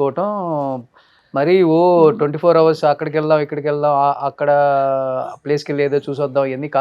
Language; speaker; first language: Telugu; native; Telugu